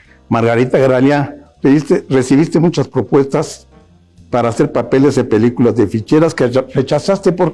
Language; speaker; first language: Spanish; native; Spanish